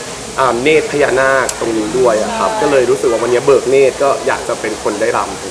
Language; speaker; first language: Thai; native; Thai